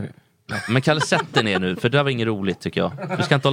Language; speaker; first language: Swedish; native; Swedish